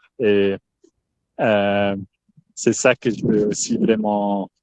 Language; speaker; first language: French; non-native, local second language; Dutch